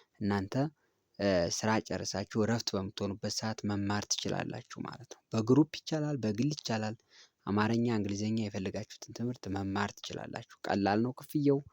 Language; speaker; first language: Amharic; native; Amharic